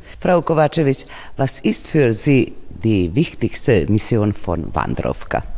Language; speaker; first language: German; non-native, fluent; Serbian